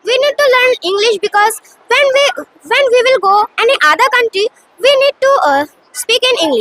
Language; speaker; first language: English; non-native, learner; Bangla